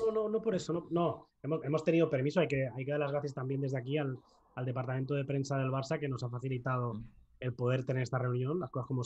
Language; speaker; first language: Spanish; native; Spanish